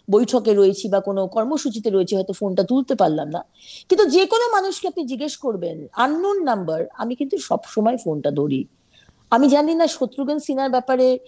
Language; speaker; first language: Bangla; native; Bangla